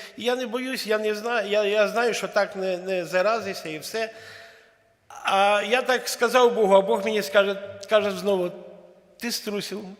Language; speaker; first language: Ukrainian; non-native, local second language; Russian